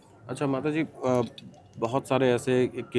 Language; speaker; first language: Hindi; native; Hindi